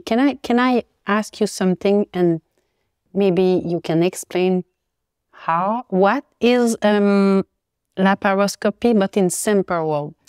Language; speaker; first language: English; non-native, learner; French